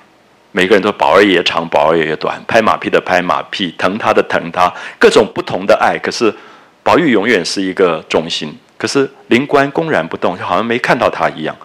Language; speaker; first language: Chinese; native; Chinese